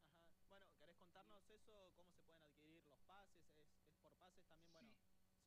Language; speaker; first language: Spanish; native; Spanish